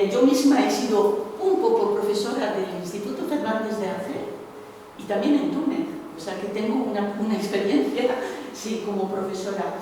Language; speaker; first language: Spanish; non-native, fluent; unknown